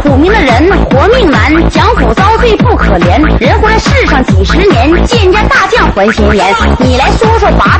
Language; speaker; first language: Chinese; native; Chinese